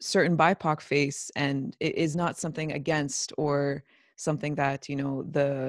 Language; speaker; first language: English; native; English